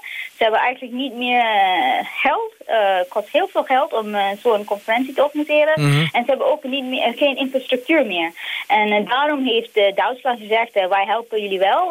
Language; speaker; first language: Dutch; non-native, fluent; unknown